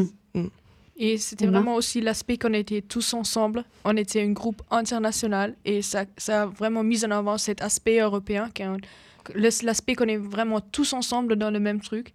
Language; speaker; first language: French; non-native, fluent; German